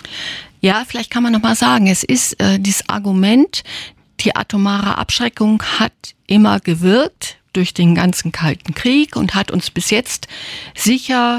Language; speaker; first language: German; native; German